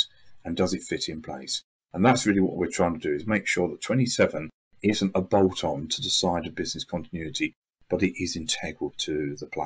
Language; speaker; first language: English; native; English